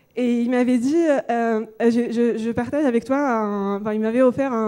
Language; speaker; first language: French; non-native, local second language; Arabic